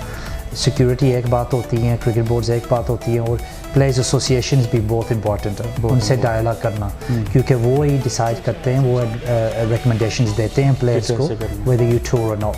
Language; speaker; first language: Hindi; early bilingual, heritage; Hindi